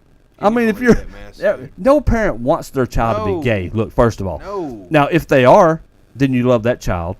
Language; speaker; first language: English; native; English